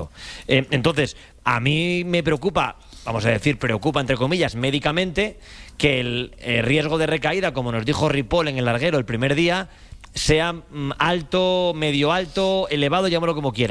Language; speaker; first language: Spanish; native; Spanish